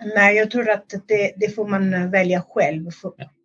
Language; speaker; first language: Swedish; non-native, fluent; Italian